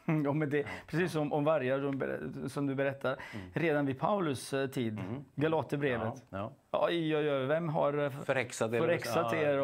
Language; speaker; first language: Swedish; non-native, fluent; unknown